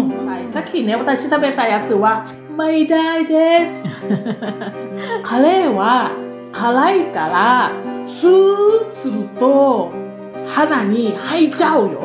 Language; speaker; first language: Japanese; non-native, learner; Thai